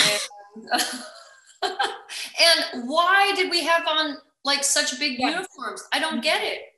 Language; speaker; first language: English; native; English